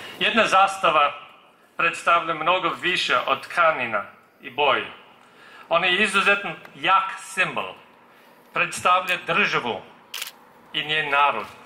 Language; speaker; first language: Serbian; non-native, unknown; English